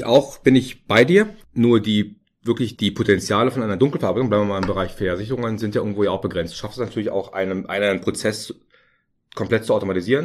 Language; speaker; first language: German; native; German